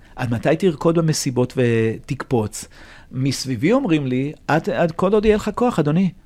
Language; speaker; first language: Hebrew; native; Hebrew